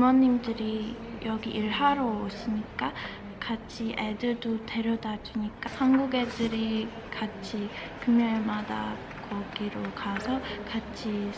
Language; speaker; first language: Korean; early bilingual, heritage; Czech